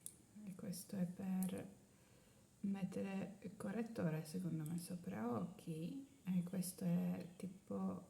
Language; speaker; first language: Italian; non-native, learner; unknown